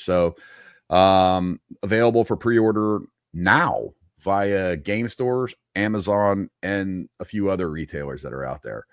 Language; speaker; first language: English; native; English